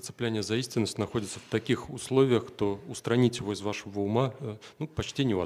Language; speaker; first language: Russian; native; Russian